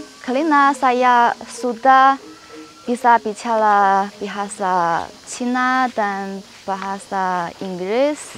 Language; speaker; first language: Indonesian; non-native, learner; Chinese